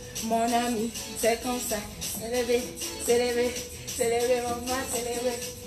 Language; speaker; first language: French; non-native, local second language; Ewe